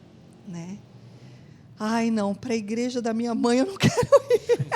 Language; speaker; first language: Portuguese; native; Portuguese